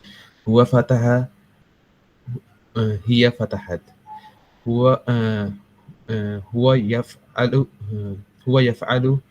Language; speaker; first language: Arabic; non-native, learner; Urdu